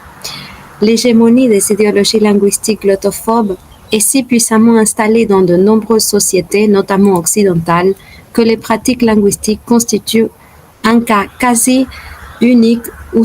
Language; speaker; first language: French; non-native, fluent; Spanish